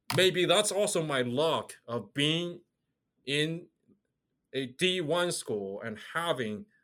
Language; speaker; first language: English; non-native, fluent; Chinese